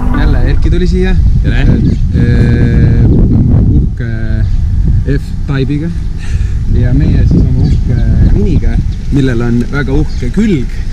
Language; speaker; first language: Estonian; native; Estonian